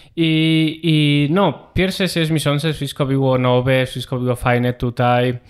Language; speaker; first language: Polish; non-native, learner; Spanish